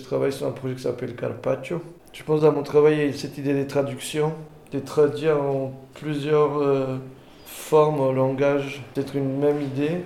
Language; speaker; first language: French; non-native, fluent; Spanish